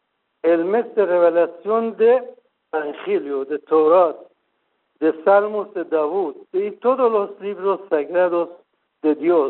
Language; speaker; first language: Spanish; non-native, fluent; Persian